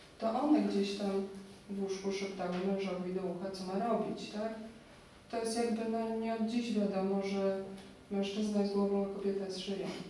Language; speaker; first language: Polish; native; Polish